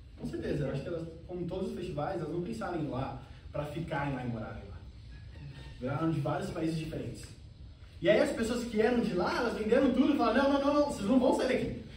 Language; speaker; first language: Portuguese; native; Portuguese